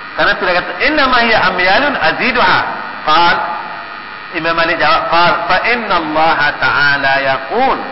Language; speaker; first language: Malay; native; Malay